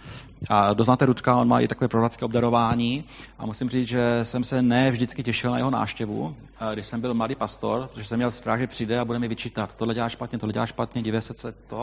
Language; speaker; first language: Czech; native; Czech